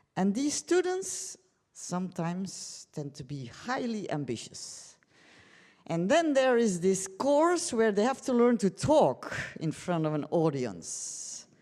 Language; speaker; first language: English; non-native, fluent; Dutch